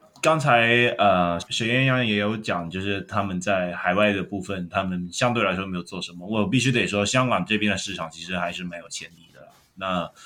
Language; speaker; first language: Chinese; non-native, local second language; Cantonese